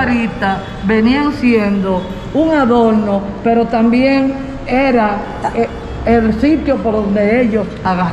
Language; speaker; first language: Spanish; native; Spanish